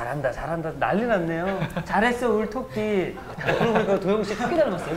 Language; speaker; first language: Korean; native; Korean